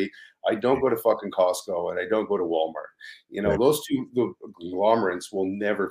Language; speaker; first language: English; native; English